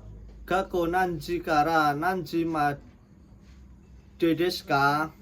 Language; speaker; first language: Japanese; non-native, learner; Indonesian